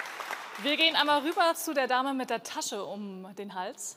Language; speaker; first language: German; native; German